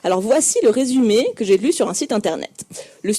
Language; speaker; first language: French; native; French